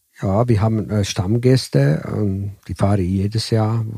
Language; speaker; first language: German; early bilingual, heritage; Italian